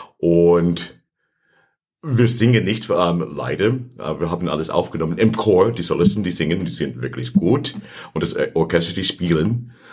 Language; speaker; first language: German; non-native, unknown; English